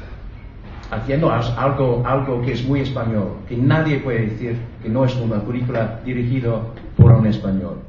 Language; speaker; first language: Spanish; non-native, fluent; English